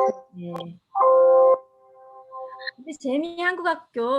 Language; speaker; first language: Korean; native; Korean